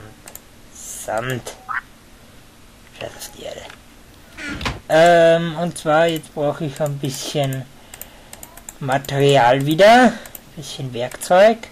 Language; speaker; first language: German; native; German